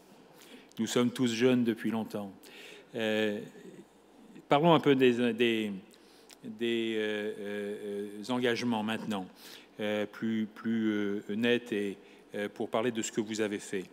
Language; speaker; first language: French; native; French